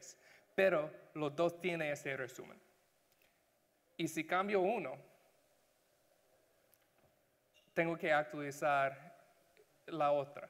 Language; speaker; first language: Spanish; non-native, learner; English